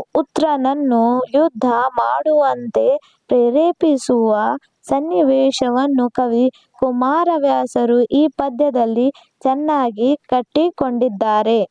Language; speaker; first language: Kannada; non-native, local second language; Urdu